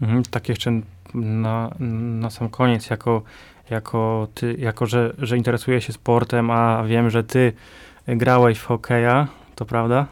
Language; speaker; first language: Polish; native; Polish